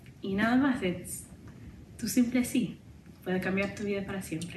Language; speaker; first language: Spanish; non-native, learner; English